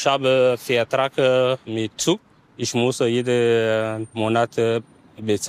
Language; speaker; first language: German; non-native, learner; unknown